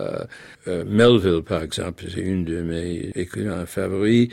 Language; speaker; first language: French; non-native, fluent; English